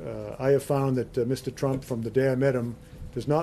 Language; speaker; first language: English; native; English